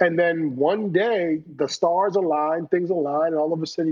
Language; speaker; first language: English; native; English